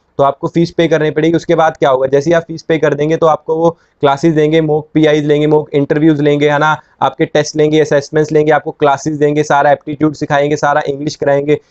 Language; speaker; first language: Hindi; native; Hindi